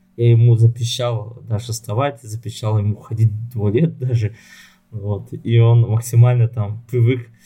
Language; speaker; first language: Russian; non-native, local second language; Yakut